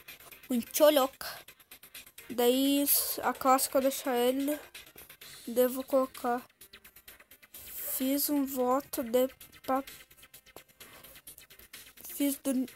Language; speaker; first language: Portuguese; native; Portuguese